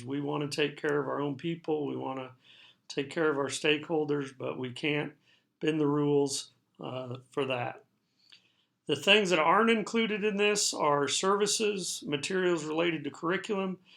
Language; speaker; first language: English; native; English